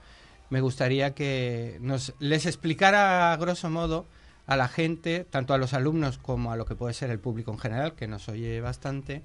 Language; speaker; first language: Spanish; native; Spanish